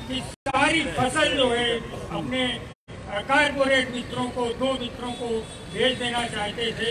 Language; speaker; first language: Hindi; native; Hindi